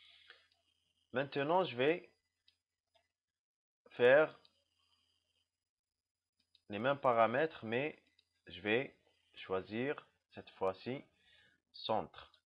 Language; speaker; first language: French; non-native, local second language; Arabic